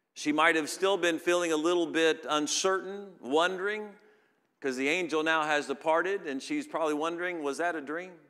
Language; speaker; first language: English; native; English